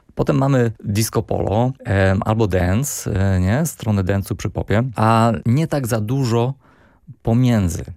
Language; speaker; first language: Polish; early bilingual, heritage; Polish